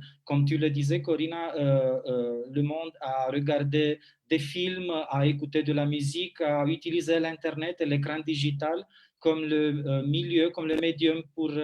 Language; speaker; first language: French; non-native, fluent; Romanian